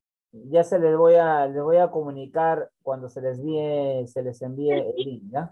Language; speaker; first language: Spanish; native; Spanish